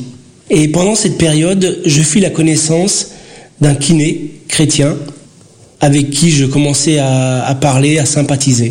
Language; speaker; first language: French; early bilingual, other home language; Portuguese